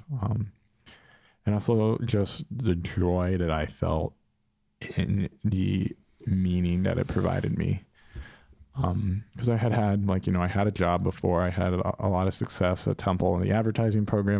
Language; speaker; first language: English; native; English